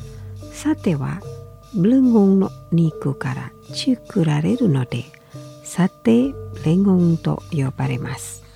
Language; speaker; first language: Japanese; non-native, fluent; Indonesian